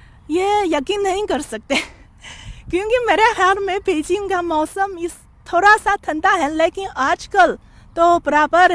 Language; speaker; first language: Hindi; non-native, fluent; Chinese